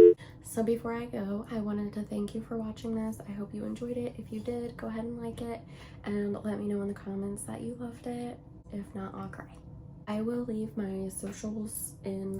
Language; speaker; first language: English; native; English